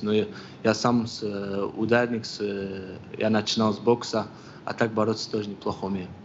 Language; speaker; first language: Russian; non-native, local second language; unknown